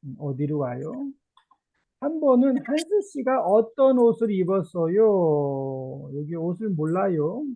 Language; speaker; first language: Korean; native; Korean